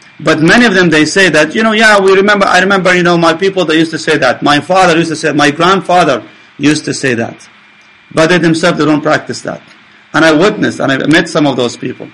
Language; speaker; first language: English; non-native, fluent; Arabic